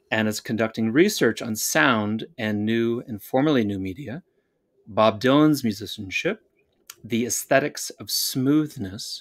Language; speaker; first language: English; native; English